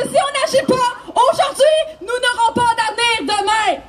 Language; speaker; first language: French; native; French